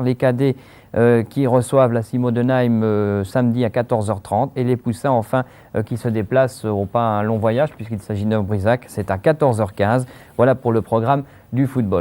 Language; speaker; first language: French; native; French